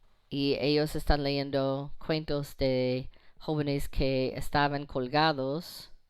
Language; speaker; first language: Spanish; non-native, fluent; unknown